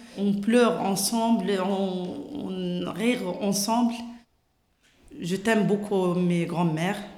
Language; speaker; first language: French; non-native, local second language; Arabic